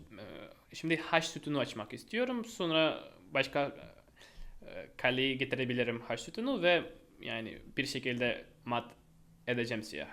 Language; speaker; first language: Turkish; non-native, fluent; Russian